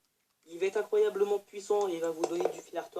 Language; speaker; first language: French; native; French